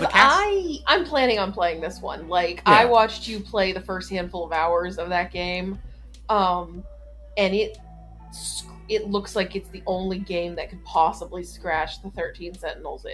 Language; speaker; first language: English; native; English